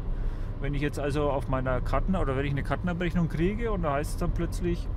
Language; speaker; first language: German; native; German